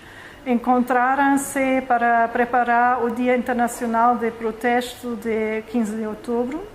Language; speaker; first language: Portuguese; non-native, fluent; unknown